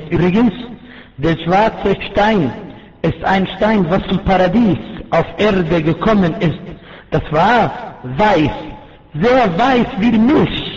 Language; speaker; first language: German; non-native, fluent; Arabic